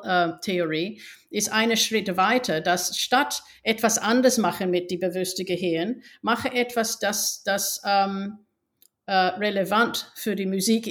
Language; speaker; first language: German; non-native, fluent; English